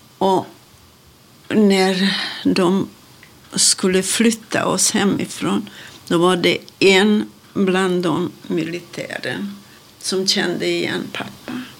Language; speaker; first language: Swedish; non-native, fluent; Hungarian